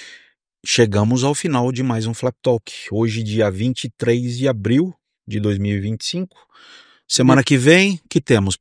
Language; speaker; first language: Portuguese; native; Portuguese